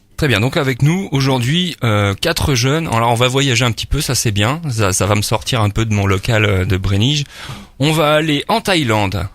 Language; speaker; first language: French; native; French